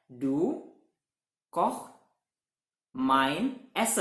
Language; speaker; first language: German; non-native, learner; Indonesian